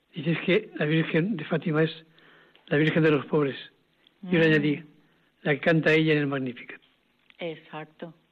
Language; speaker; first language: Spanish; native; Spanish